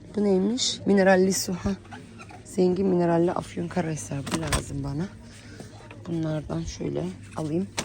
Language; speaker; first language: Turkish; early bilingual, heritage; Turkish